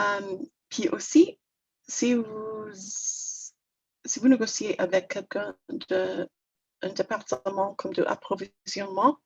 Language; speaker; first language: French; non-native, fluent; English